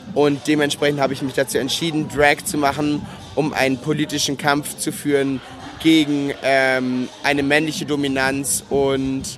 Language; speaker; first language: German; native; German